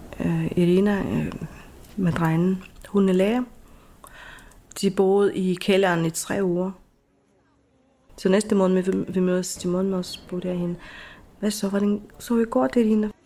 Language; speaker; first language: Danish; non-native, fluent; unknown